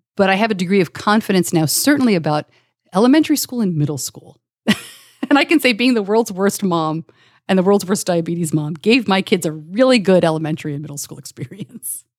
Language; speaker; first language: English; native; English